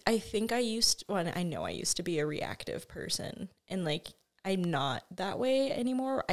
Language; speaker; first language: English; native; English